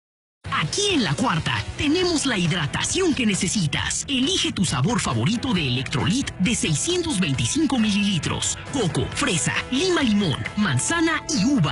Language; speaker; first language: Spanish; native; Spanish